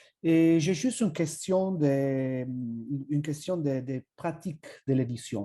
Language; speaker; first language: French; non-native, fluent; Italian